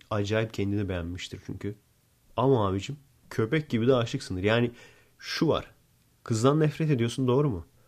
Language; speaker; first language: Turkish; native; Turkish